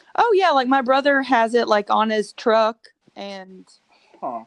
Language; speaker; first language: English; native; English